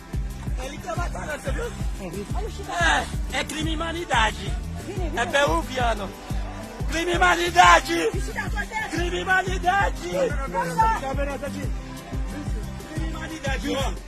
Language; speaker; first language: Portuguese; non-native, learner; Haitian Creole